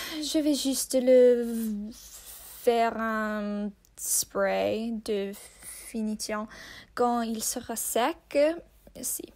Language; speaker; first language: French; non-native, learner; English